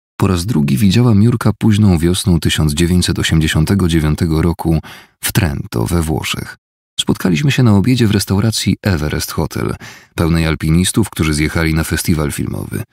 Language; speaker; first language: Polish; native; Polish